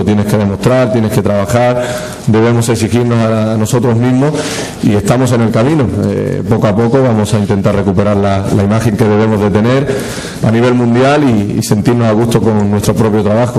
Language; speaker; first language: Spanish; native; Spanish